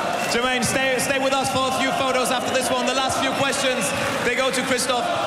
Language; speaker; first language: English; non-native, fluent; German